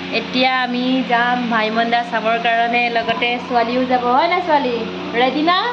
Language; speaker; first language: Assamese; non-native, local second language; Mising